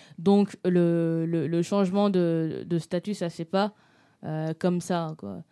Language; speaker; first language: French; non-native, local second language; Wolof